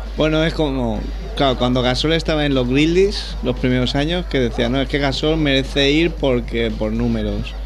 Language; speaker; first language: Spanish; native; Spanish